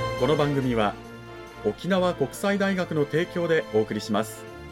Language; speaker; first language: Japanese; native; Japanese